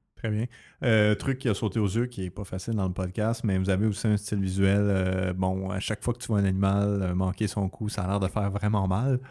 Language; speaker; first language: French; native; French